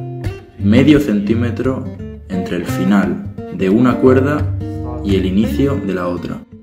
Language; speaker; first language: Spanish; native; Spanish